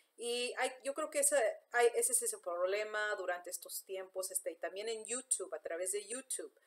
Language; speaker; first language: Spanish; early bilingual, heritage; English